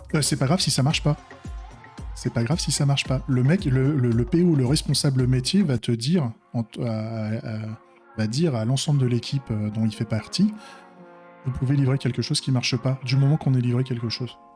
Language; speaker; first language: French; native; French